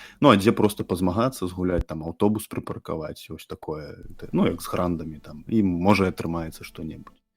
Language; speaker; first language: Belarusian; non-native, local second language; Russian